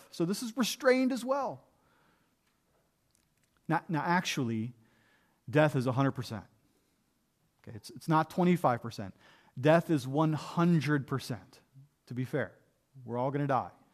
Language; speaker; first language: English; native; English